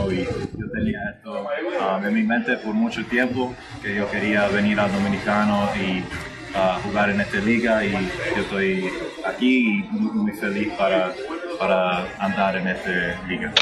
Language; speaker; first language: Spanish; early bilingual, heritage; English